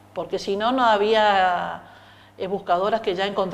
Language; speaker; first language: Spanish; native; Spanish